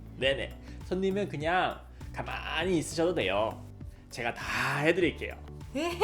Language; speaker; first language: Korean; native; Korean